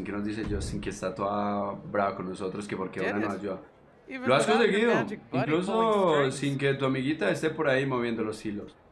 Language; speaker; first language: Spanish; native; Spanish